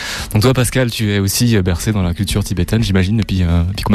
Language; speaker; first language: French; native; French